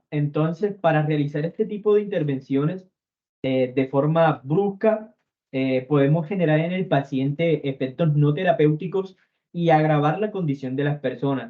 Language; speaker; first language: Spanish; native; Spanish